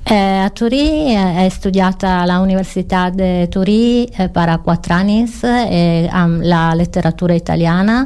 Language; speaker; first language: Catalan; non-native, learner; Italian